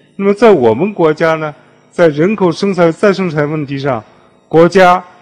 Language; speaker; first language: Chinese; native; Chinese